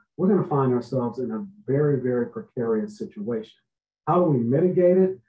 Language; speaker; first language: English; native; English